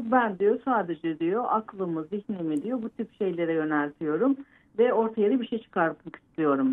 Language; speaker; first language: Turkish; native; Turkish